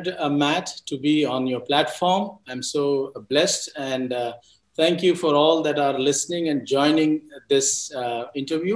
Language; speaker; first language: English; non-native, local second language; Telugu